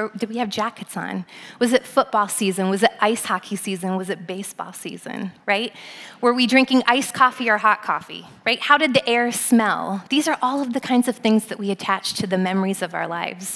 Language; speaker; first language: English; native; English